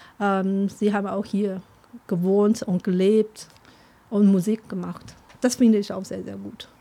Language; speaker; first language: German; non-native, fluent; Chinese